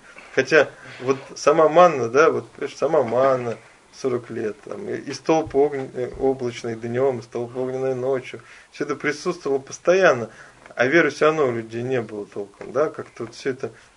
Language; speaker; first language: Russian; native; Russian